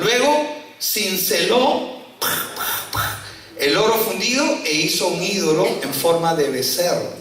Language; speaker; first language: Spanish; native; Spanish